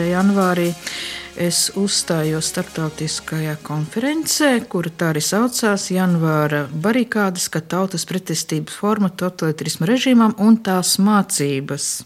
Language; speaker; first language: Latvian; non-native, local second language; Russian